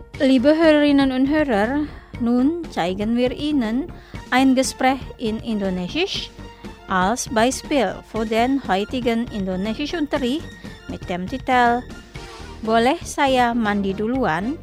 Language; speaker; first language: German; non-native, fluent; Indonesian